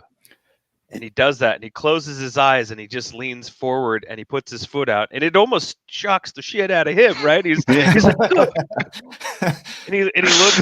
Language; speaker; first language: English; native; English